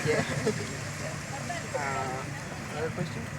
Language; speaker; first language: English; non-native, learner; Spanish